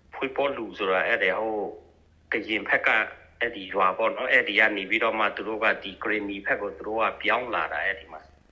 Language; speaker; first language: Burmese; non-native, local second language; Shan